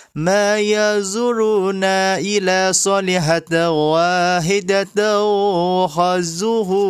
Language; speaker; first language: Arabic; non-native, fluent; Malay